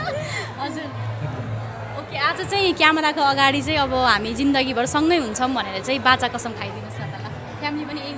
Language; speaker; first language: Nepali; native; Nepali